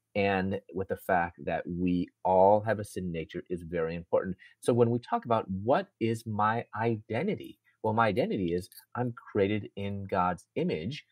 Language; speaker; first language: English; native; English